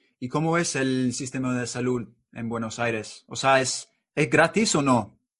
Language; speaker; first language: Spanish; non-native, learner; English